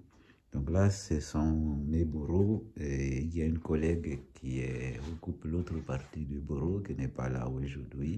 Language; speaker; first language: French; non-native, fluent; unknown